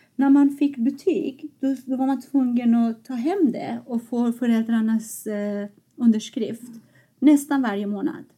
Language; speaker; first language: Swedish; non-native, fluent; Persian